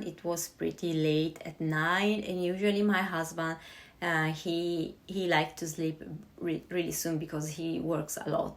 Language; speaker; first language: English; non-native, fluent; Italian